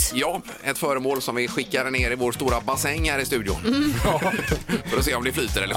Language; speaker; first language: Swedish; native; Swedish